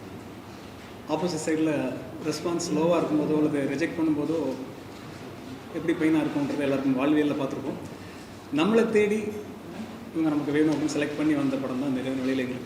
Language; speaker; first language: Tamil; native; Tamil